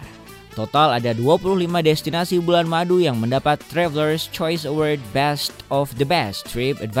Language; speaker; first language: Indonesian; native; Indonesian